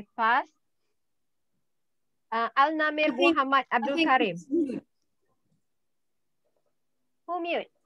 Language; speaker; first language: English; non-native, learner; Malay